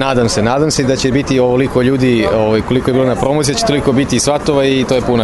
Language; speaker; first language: Serbian; native; Serbian